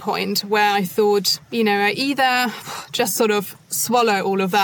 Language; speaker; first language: English; non-native, fluent; German